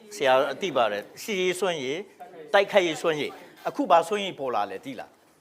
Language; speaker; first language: Burmese; non-native, local second language; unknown